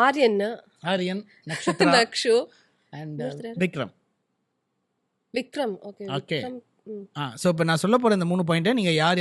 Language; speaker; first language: Tamil; native; Tamil